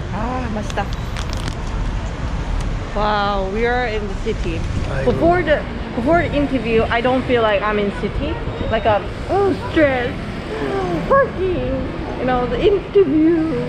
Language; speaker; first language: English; non-native, learner; Korean